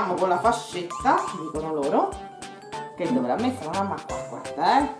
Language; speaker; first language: Italian; native; Italian